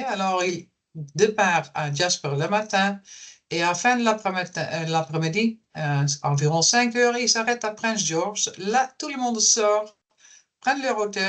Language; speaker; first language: French; non-native, fluent; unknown